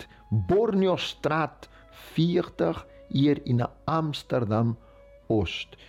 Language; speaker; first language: Dutch; non-native, fluent; Portuguese